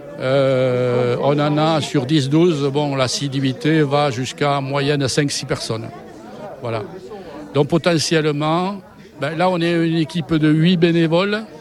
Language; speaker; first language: French; native; French